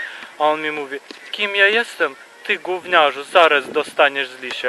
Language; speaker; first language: Polish; non-native, fluent; Russian